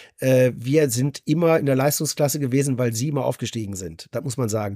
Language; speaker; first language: German; native; German